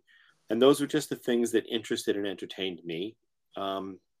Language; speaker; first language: English; native; English